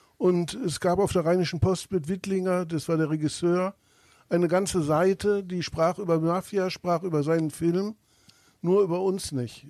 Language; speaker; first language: German; native; German